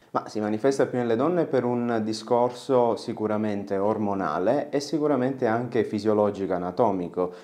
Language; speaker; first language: Italian; native; Italian